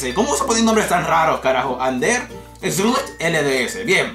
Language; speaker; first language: Spanish; native; Spanish